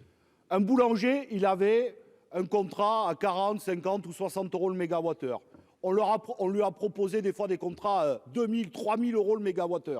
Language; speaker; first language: French; native; French